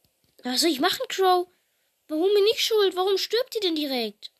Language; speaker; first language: German; native; German